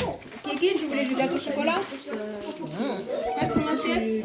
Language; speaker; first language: French; native; French